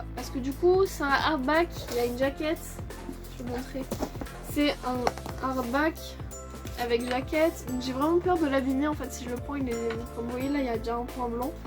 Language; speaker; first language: French; native; French